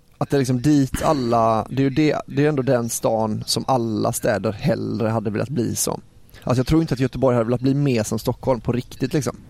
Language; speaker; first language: Swedish; native; Swedish